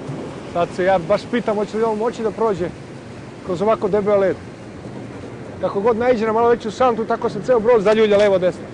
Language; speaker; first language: Serbian; native; Serbian